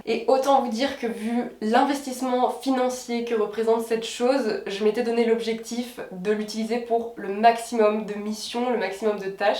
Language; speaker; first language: French; native; French